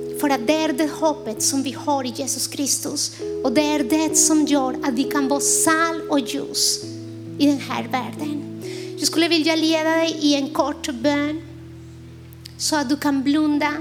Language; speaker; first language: Swedish; non-native, fluent; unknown